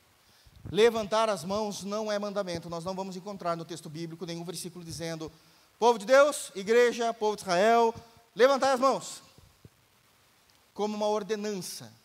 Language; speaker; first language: Portuguese; native; Portuguese